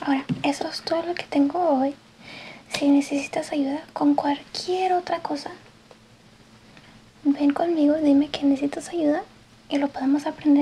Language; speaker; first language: Spanish; early bilingual, heritage; English